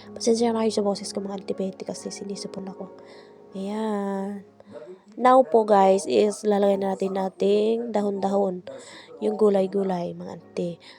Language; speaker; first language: Filipino; non-native, local second language; Iloko